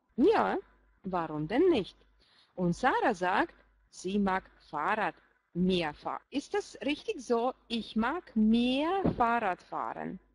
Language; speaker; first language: German; non-native, fluent; Russian